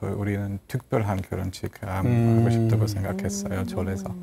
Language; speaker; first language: Korean; non-native, learner; German